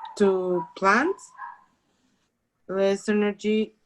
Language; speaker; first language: English; non-native, learner; Spanish